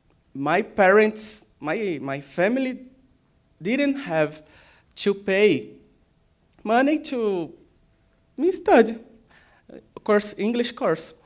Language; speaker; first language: English; non-native, learner; Portuguese